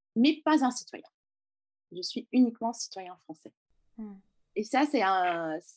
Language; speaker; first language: French; native; French